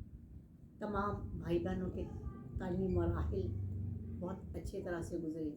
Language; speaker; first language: Urdu; native; Urdu